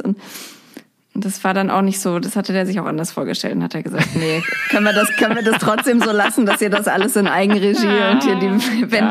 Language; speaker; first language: German; native; German